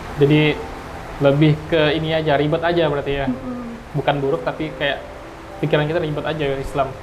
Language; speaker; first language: Indonesian; native; Indonesian